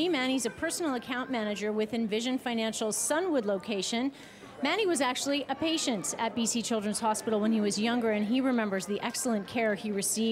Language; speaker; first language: English; native; English